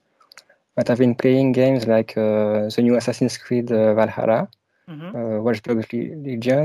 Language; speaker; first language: English; non-native, fluent; French